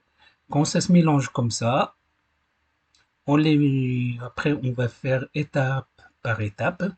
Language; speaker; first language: French; non-native, learner; Arabic